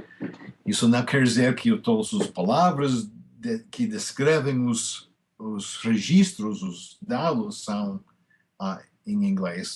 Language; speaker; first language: Portuguese; non-native, fluent; English